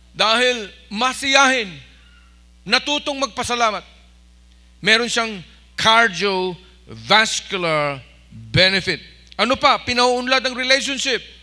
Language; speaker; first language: Filipino; non-native, local second language; Iloko